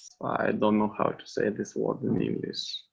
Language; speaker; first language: English; non-native, learner; Romanian